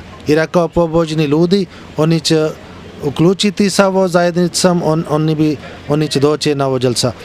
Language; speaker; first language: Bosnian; non-native, learner; Urdu